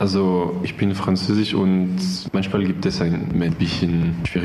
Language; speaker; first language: German; non-native, fluent; French